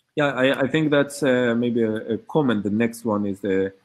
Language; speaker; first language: English; early bilingual, other home language; Hebrew